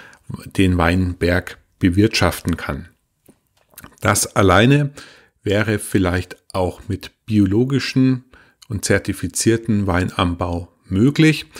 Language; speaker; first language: German; native; German